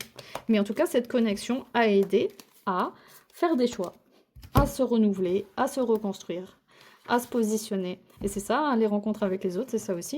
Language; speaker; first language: French; native; French